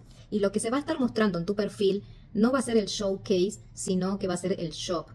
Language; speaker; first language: Spanish; native; Spanish